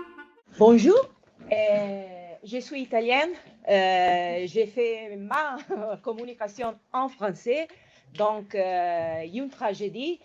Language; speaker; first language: French; non-native, fluent; Italian